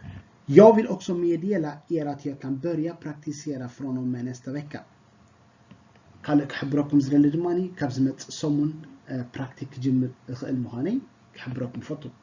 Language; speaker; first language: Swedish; non-native, fluent; Tigrinya